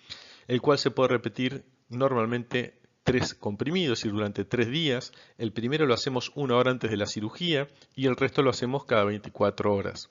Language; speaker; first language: Spanish; native; Spanish